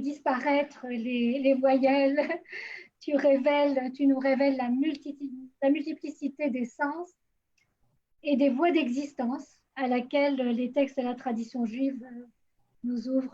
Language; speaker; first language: French; native; French